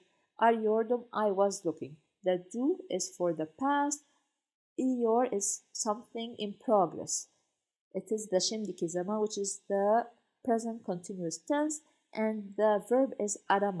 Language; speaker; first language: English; non-native, fluent; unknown